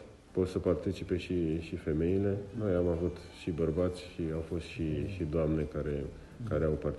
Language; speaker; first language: Romanian; non-native, local second language; Crimean Tatar